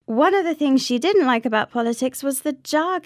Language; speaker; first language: English; native; English